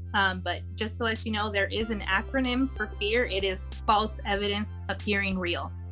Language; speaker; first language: English; early bilingual, other home language; Spanish